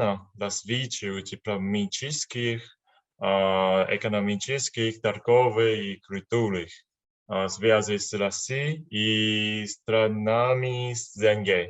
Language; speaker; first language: Russian; non-native, learner; Chinese